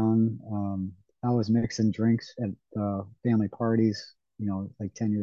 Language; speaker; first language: English; native; English